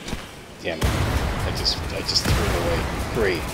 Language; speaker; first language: English; native; English